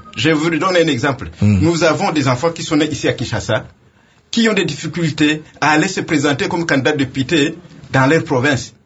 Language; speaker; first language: French; non-native, local second language; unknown